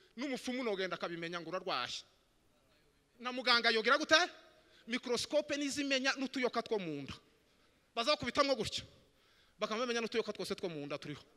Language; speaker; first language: Kinyarwanda; native; Kinyarwanda